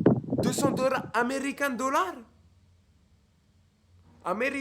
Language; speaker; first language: Spanish; non-native, learner; French